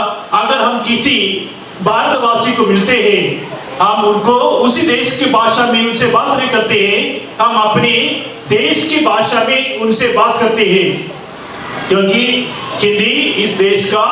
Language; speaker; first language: Hindi; non-native, local second language; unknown